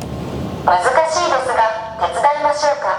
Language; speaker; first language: Japanese; non-native, learner; Bangla